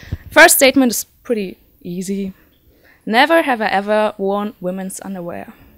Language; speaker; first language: English; non-native, fluent; German